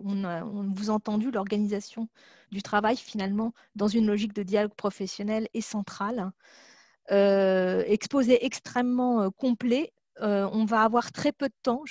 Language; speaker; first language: French; native; French